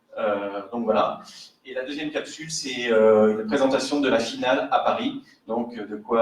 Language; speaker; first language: French; native; French